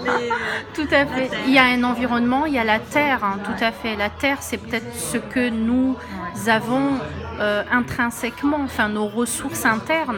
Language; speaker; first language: French; native; French